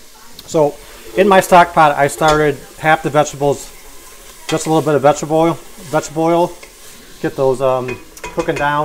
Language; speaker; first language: English; native; English